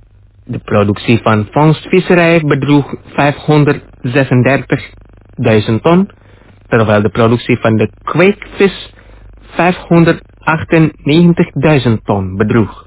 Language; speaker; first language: Dutch; non-native, fluent; Indonesian